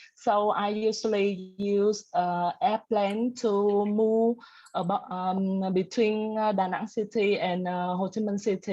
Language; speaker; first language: English; non-native, learner; Vietnamese